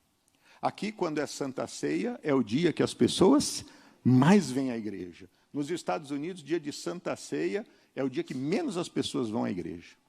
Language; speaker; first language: Portuguese; native; Portuguese